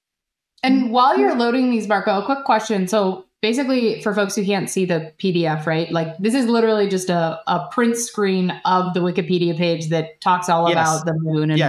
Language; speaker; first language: English; native; English